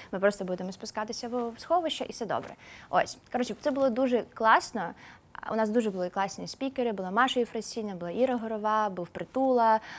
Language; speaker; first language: Ukrainian; non-native, local second language; Russian